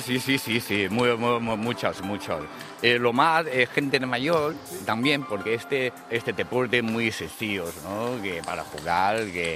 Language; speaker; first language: Spanish; non-native, learner; Chinese